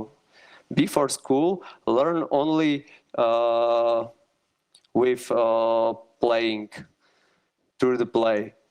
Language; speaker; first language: English; non-native, learner; Slovak